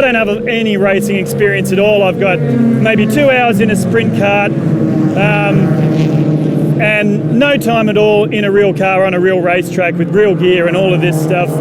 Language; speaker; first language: English; native; English